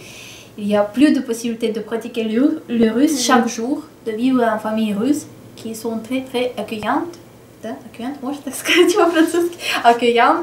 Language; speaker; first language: French; non-native, fluent; Russian